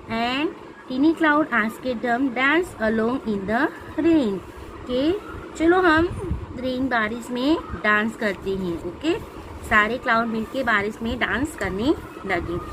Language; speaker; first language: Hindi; non-native, local second language; Gujarati